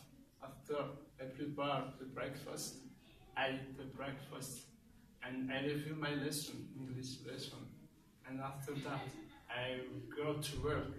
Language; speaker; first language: English; non-native, learner; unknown